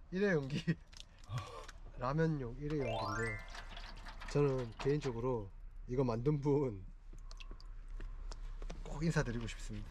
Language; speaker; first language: Korean; native; Korean